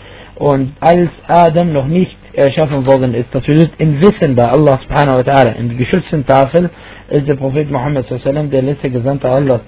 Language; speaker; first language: German; non-native, fluent; Arabic